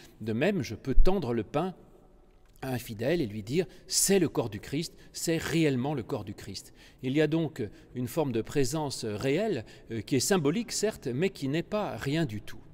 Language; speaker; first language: French; native; French